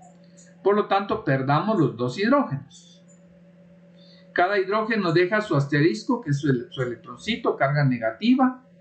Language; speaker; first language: Spanish; native; Spanish